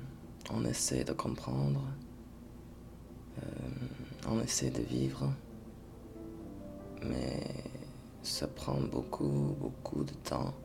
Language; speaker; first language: French; non-native, fluent; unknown